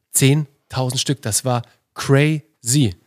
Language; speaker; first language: German; native; German